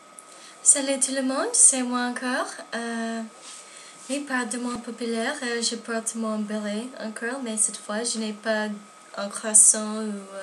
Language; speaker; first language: French; non-native, learner; English